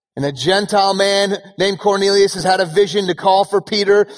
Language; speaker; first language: English; early bilingual, other home language; Persian